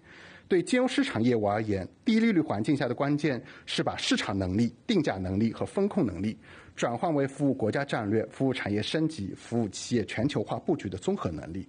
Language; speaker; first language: Chinese; native; Chinese